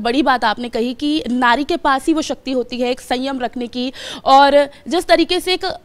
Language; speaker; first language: Hindi; native; Hindi